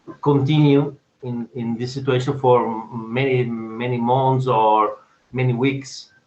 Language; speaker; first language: English; non-native, learner; Portuguese